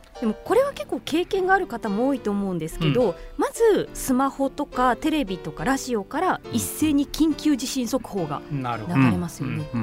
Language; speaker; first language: Japanese; native; Japanese